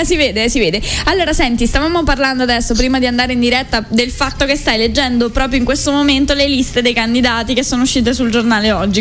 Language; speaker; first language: Italian; native; Italian